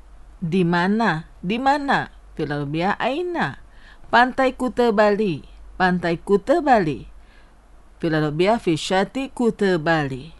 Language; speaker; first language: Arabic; non-native, fluent; Indonesian